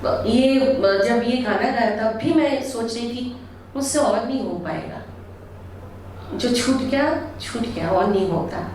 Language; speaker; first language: Hindi; non-native, local second language; Bangla